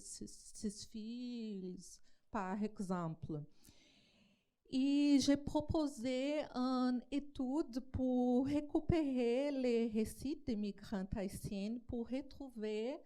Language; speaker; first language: French; non-native, learner; Portuguese